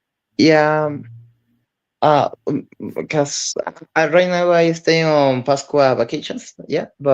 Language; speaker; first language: English; non-native, learner; Spanish